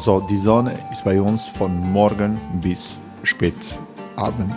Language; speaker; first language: German; non-native, learner; Croatian